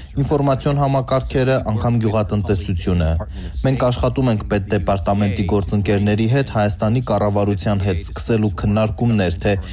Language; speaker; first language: Armenian; native; Armenian